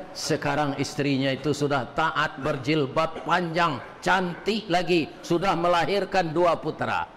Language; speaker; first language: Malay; non-native, local second language; Minangkabau